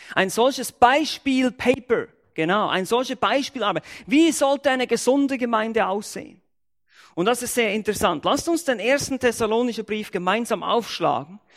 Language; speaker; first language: German; native; German